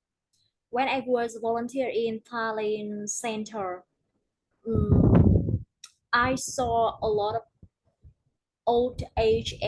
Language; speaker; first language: English; non-native, learner; Vietnamese